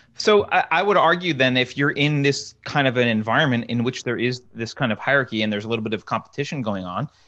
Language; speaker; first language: English; native; English